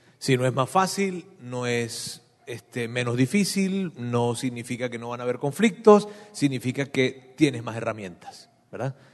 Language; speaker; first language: Spanish; native; Spanish